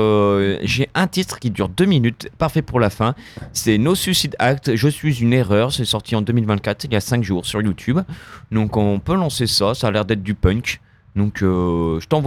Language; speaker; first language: French; native; French